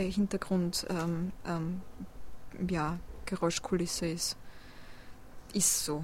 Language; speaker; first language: German; early bilingual, other home language; Polish